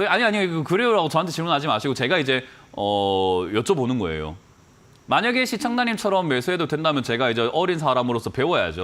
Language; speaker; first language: Korean; native; Korean